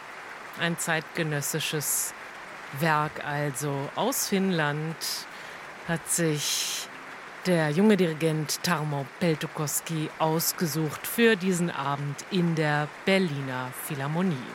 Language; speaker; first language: German; native; German